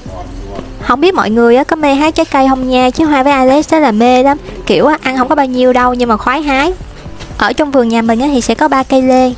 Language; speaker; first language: Vietnamese; native; Vietnamese